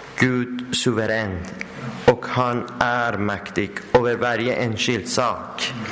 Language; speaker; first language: Swedish; non-native, learner; Persian